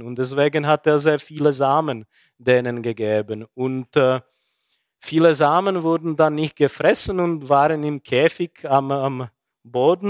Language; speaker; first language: German; non-native, fluent; Czech